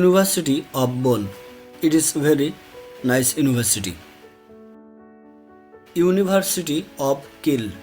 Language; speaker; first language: English; non-native, fluent; Bangla